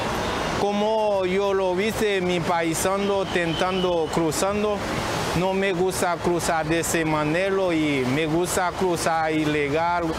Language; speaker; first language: Spanish; non-native, learner; Haitian Creole